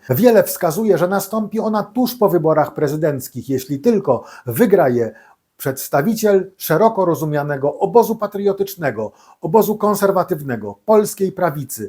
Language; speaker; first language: Polish; native; Polish